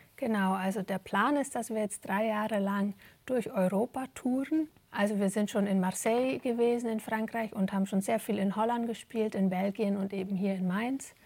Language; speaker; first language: German; native; German